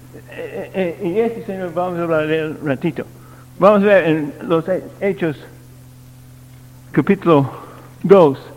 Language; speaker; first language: Spanish; non-native, learner; English